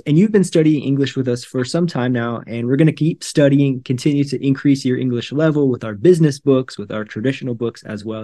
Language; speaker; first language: English; native; English